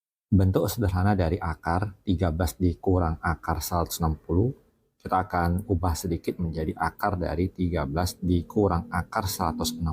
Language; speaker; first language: Indonesian; native; Indonesian